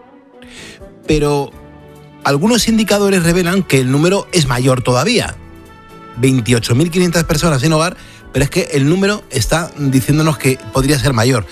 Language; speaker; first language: Spanish; native; Spanish